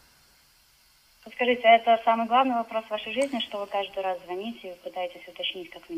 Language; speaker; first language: Russian; native; Russian